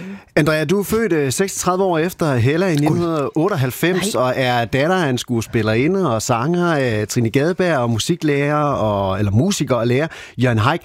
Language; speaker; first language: Danish; native; Danish